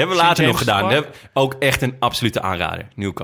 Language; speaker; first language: Dutch; native; Dutch